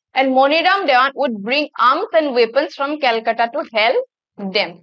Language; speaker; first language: English; non-native, local second language; Assamese